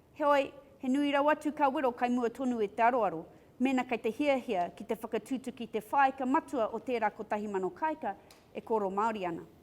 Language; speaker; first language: Māori; non-native, local second language; English